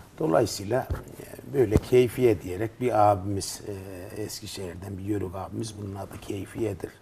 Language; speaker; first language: Turkish; native; Turkish